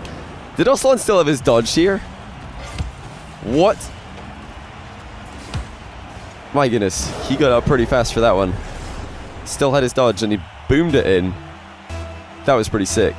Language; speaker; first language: English; native; English